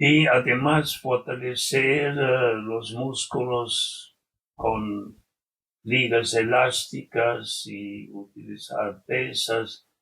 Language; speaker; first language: Spanish; non-native, fluent; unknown